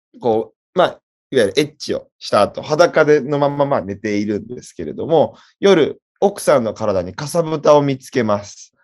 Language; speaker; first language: Japanese; native; Japanese